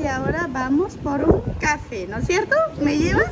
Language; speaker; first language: Spanish; non-native, fluent; French